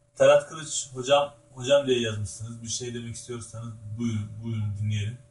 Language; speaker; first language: Turkish; native; Turkish